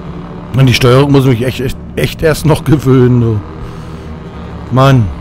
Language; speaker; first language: German; native; German